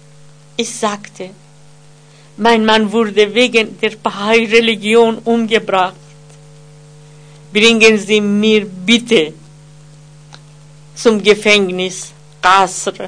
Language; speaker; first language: German; non-native, fluent; Persian